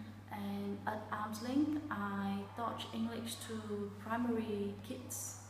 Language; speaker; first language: English; non-native, fluent; Vietnamese